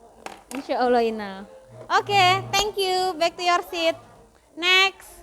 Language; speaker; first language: English; non-native, fluent; Indonesian